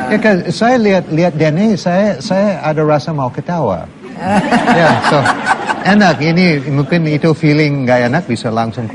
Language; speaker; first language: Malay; non-native, fluent; English